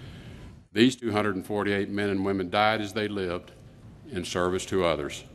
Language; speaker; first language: English; native; English